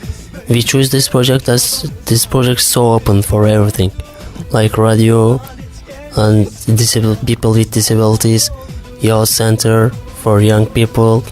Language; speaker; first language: English; non-native, learner; Turkish